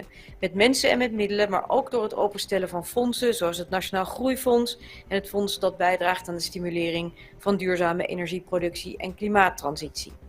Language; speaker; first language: Dutch; native; Dutch